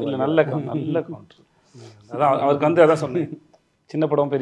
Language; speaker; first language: Tamil; native; Tamil